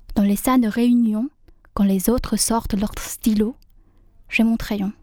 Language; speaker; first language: French; non-native, fluent; Vietnamese